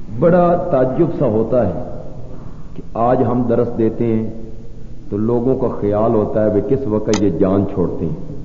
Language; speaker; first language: Urdu; non-native, local second language; Punjabi